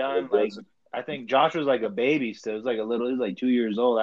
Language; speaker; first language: English; early bilingual, other home language; Spanish